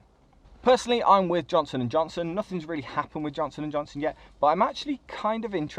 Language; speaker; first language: English; native; English